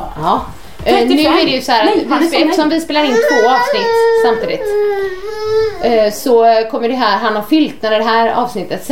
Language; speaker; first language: Swedish; native; Swedish